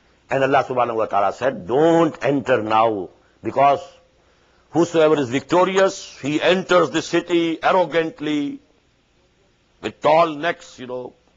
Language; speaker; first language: English; non-native, local second language; Urdu